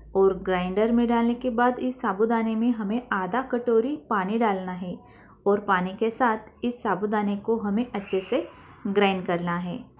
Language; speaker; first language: Hindi; non-native, local second language; Marathi